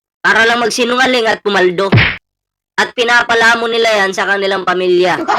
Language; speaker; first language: Filipino; non-native, local second language; Cebuano